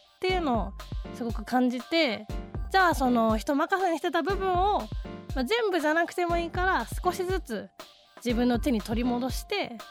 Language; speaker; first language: Japanese; native; Japanese